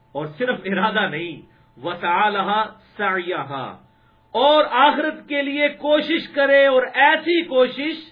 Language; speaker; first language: Urdu; non-native, local second language; Punjabi